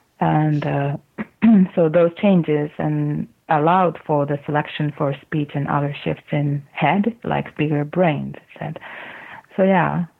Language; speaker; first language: English; non-native, fluent; Japanese